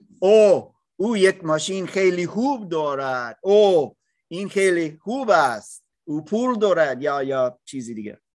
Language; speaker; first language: Persian; non-native, learner; English